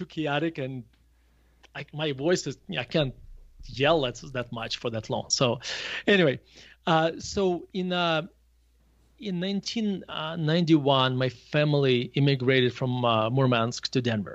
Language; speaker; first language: English; non-native, fluent; Russian